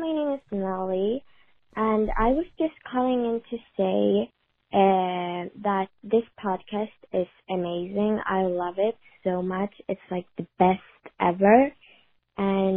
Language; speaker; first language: English; non-native, fluent; Swedish